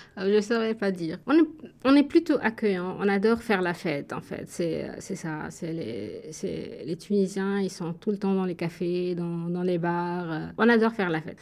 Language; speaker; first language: French; non-native, local second language; Arabic